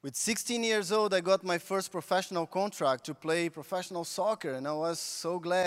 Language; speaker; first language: English; non-native, fluent; Portuguese